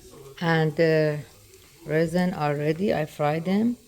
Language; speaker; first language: English; non-native, learner; Persian